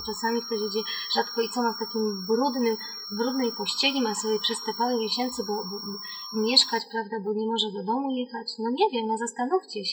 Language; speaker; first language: Polish; native; Polish